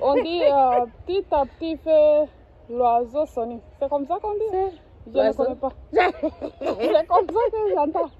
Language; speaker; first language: French; non-native, learner; Kinyarwanda